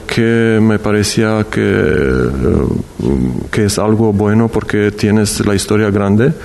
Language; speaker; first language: Spanish; non-native, learner; Romanian